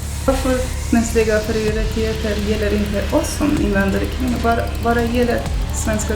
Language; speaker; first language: Swedish; non-native, fluent; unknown